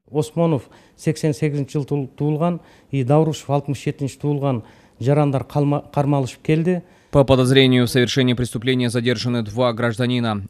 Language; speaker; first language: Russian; non-native, local second language; Kyrgyz